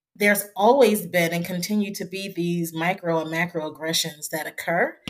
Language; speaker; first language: English; native; English